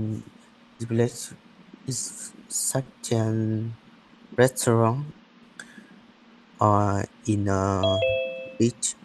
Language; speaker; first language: English; non-native, learner; Vietnamese